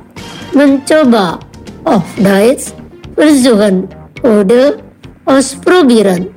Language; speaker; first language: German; non-native, fluent; Indonesian